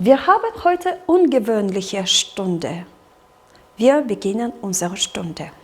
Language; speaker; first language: German; non-native, fluent; Kyrgyz